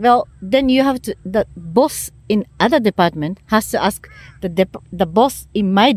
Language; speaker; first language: English; non-native, learner; Japanese